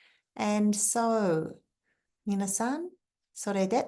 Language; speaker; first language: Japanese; non-native, fluent; English